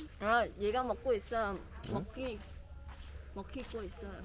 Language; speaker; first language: Korean; non-native, learner; Vietnamese